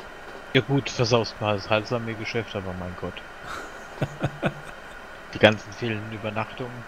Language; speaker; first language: German; native; German